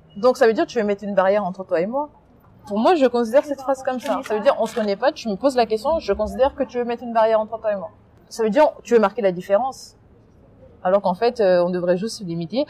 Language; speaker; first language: French; early bilingual, other home language; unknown